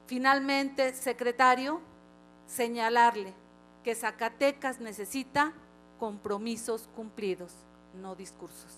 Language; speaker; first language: Spanish; native; Spanish